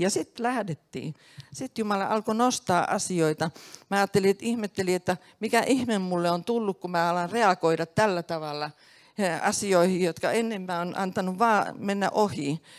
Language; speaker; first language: Finnish; native; Finnish